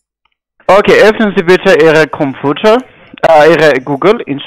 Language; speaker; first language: German; non-native, learner; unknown